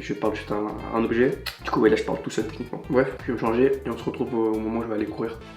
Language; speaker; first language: French; native; French